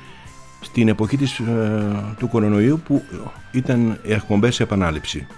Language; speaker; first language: Greek; native; Greek